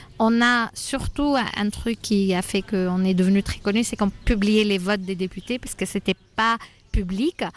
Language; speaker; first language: French; non-native, local second language; Arabic